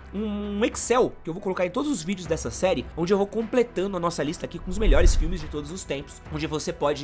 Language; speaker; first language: Portuguese; native; Portuguese